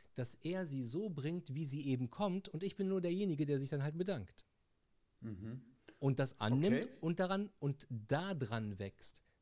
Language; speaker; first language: German; early bilingual, heritage; Arabic